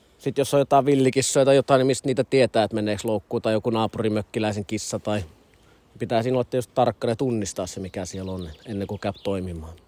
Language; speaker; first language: Finnish; native; Finnish